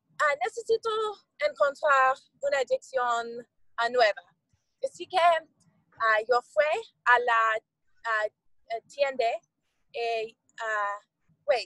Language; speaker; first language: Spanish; non-native, learner; English